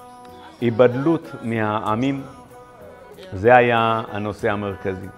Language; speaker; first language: Hebrew; non-native, fluent; Amharic